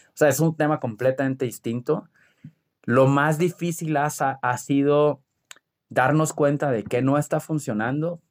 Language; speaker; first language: Spanish; native; Spanish